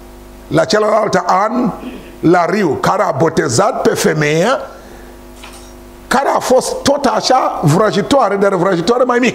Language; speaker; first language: Romanian; non-native, learner; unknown